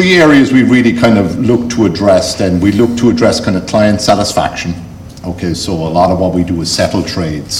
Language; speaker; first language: English; native; English